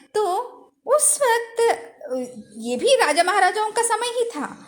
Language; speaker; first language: Hindi; non-native, local second language; Telugu